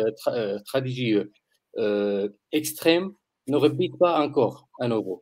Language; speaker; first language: French; non-native, learner; Arabic